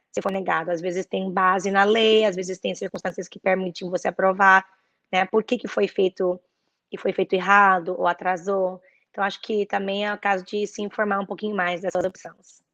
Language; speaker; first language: Portuguese; early bilingual, heritage; Portuguese